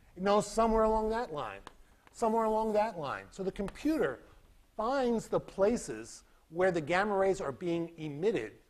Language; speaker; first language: English; native; English